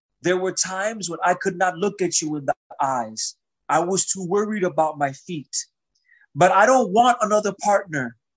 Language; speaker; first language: English; early bilingual, other home language; Spanish